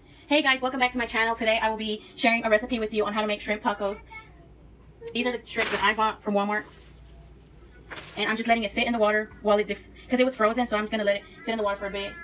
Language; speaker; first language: English; early bilingual, other home language; Spanish